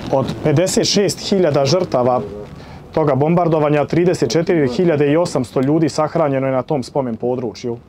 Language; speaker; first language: Croatian; early bilingual, heritage; Serbian